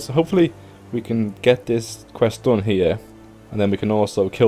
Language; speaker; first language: English; native; English